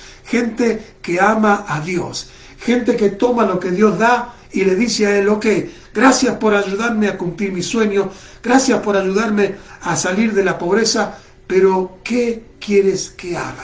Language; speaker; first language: Spanish; native; Spanish